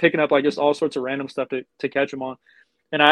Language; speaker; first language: English; native; English